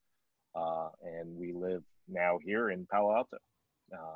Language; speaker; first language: English; non-native, local second language; Cantonese